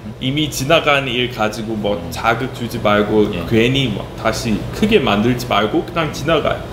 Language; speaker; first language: Korean; non-native, fluent; English